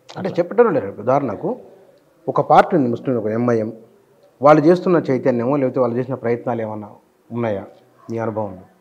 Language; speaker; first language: Telugu; native; Telugu